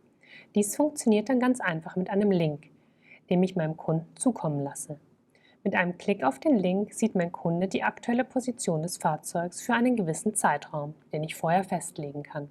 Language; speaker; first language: German; native; German